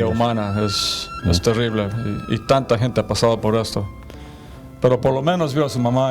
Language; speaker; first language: Spanish; non-native, fluent; English